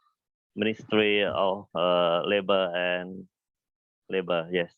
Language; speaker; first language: English; non-native, learner; Khmer